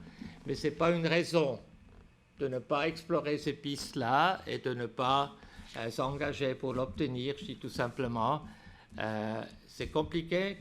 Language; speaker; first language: French; native; French